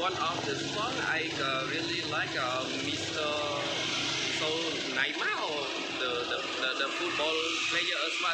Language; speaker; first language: English; non-native, learner; Khmer